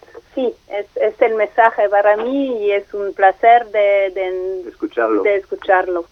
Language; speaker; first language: Spanish; non-native, learner; French